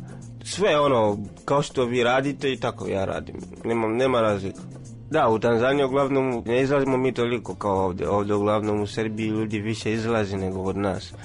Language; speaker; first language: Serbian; non-native, fluent; Swahili